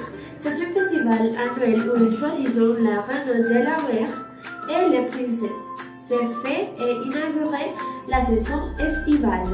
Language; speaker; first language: French; non-native, learner; Spanish